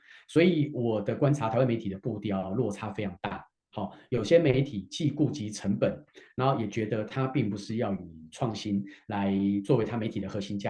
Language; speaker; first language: Chinese; native; Chinese